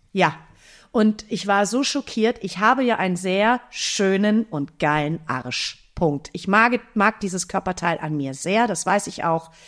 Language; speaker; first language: German; native; German